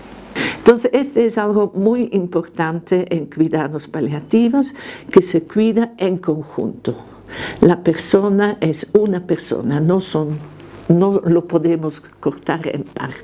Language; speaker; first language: Spanish; non-native, fluent; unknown